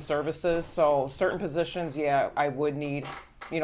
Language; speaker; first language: English; native; English